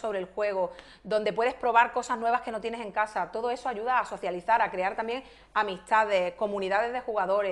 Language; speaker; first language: Spanish; native; Spanish